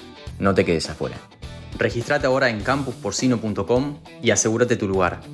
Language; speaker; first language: Spanish; native; Spanish